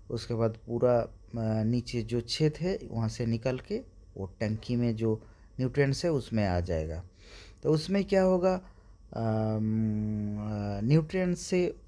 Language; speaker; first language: Hindi; non-native, local second language; Bangla